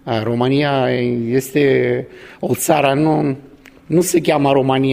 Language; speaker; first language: Romanian; non-native, learner; Italian